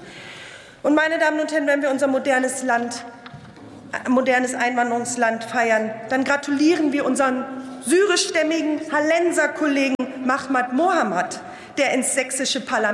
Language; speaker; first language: German; early bilingual, other home language; Turkish